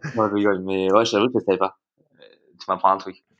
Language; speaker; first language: French; early bilingual, other home language; Vietnamese